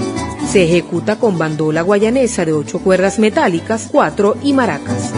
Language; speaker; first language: Spanish; native; Spanish